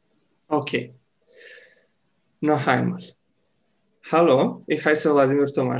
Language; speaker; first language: German; non-native, fluent; Serbian